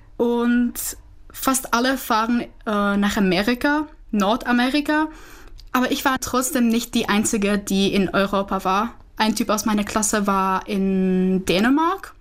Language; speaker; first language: German; non-native, fluent; Czech